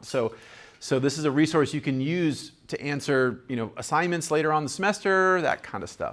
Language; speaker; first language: English; native; English